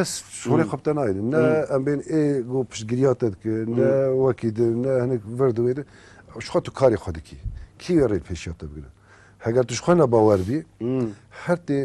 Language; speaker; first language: Kurdish; native; Kurdish